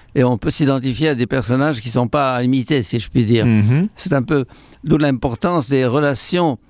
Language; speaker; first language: French; non-native, fluent; Arabic